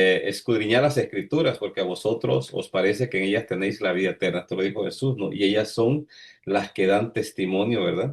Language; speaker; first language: Spanish; native; Spanish